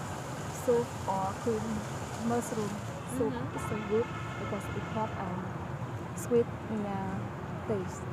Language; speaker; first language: English; non-native, learner; Vietnamese